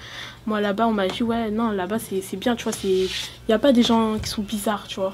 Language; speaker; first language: French; native; French